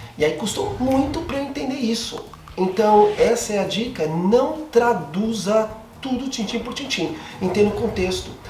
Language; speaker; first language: Portuguese; native; Portuguese